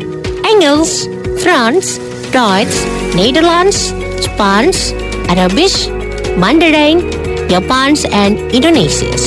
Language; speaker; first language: Dutch; non-native, fluent; Indonesian